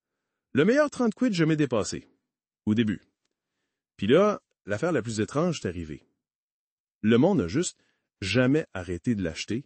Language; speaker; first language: French; native; French